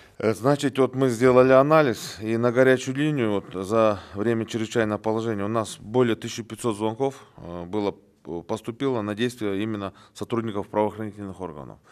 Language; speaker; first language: Russian; non-native, local second language; Kyrgyz